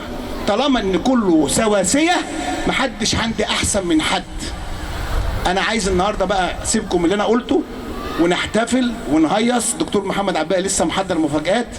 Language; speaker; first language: Arabic; native; Arabic